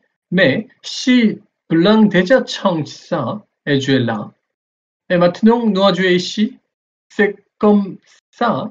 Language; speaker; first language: French; non-native, learner; Korean